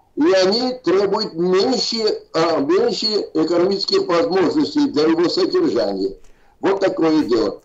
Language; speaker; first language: Russian; non-native, local second language; Armenian